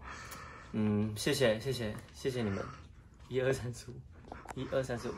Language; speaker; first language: Chinese; native; Chinese